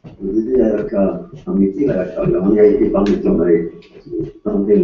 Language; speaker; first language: Hebrew; non-native, fluent; Yiddish